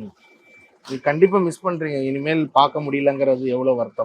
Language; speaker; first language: Tamil; native; Tamil